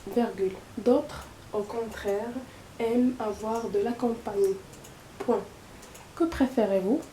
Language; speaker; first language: French; non-native, local second language; Arabic